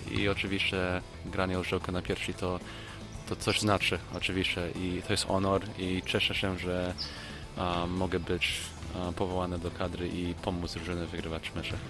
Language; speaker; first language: Polish; early bilingual, heritage; Polish